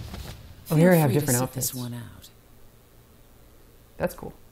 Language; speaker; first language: English; native; English